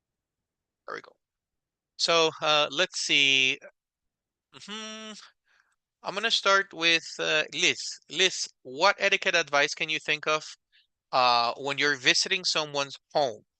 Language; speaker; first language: English; non-native, fluent; Spanish